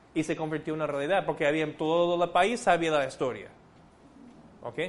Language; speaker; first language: Spanish; non-native, fluent; English